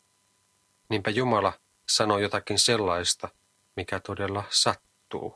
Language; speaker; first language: Finnish; native; Finnish